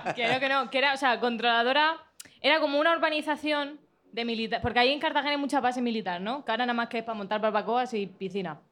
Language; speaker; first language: Spanish; native; Spanish